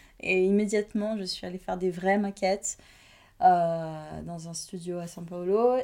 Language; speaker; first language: French; non-native, fluent; Portuguese